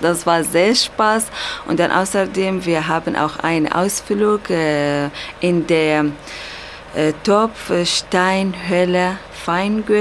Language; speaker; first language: German; non-native, learner; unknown